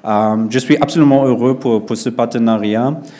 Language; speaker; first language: French; non-native, fluent; German